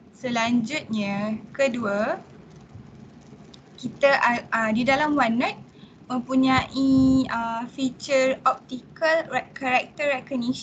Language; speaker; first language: Malay; native; Malay